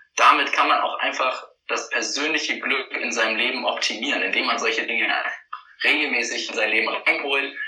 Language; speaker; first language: German; native; German